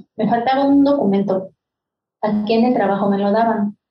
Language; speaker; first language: Spanish; non-native, local second language; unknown